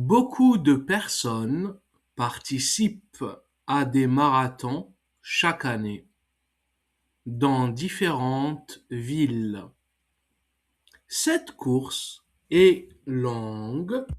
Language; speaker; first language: French; non-native, fluent; English